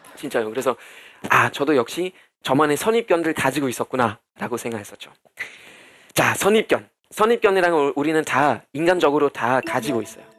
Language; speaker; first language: Korean; non-native, fluent; German